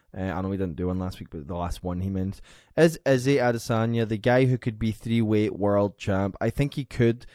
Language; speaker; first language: English; native; English